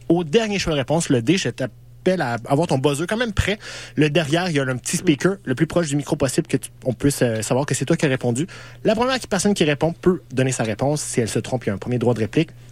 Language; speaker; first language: French; native; French